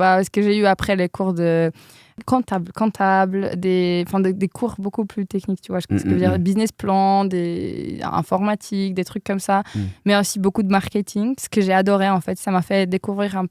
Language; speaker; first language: French; non-native, fluent; Polish